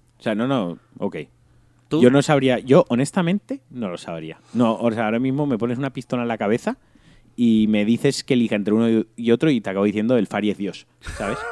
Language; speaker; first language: Spanish; native; Spanish